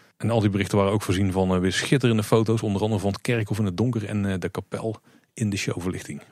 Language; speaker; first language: Dutch; native; Dutch